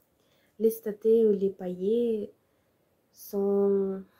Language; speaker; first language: French; non-native, learner; Spanish